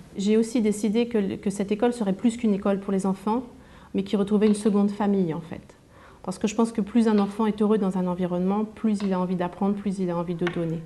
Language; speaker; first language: French; native; French